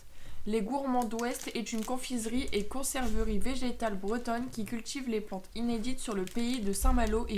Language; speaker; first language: French; native; French